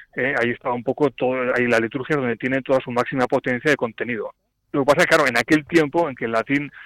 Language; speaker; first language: Spanish; native; Spanish